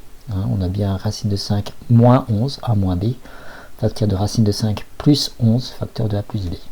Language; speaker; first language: French; native; French